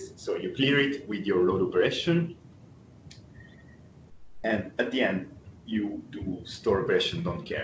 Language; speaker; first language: English; non-native, fluent; Italian